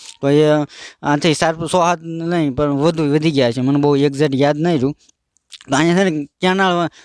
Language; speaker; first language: Gujarati; native; Gujarati